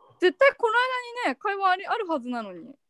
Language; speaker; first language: Japanese; native; Japanese